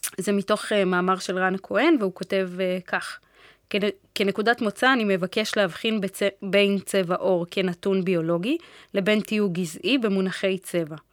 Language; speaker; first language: Hebrew; early bilingual, other home language; Amharic